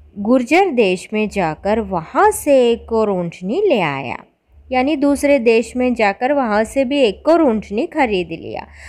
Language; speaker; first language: Hindi; non-native, local second language; Malayalam